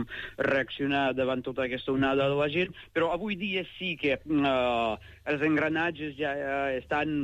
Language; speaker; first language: Catalan; non-native, fluent; Ukrainian